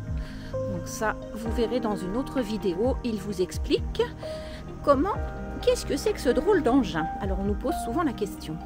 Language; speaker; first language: French; native; French